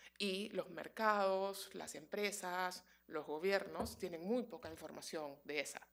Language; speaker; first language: Spanish; native; Spanish